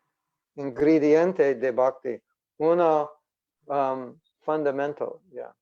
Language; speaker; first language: Spanish; non-native, learner; English